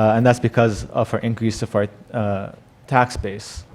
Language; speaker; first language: English; non-native, fluent; Arabic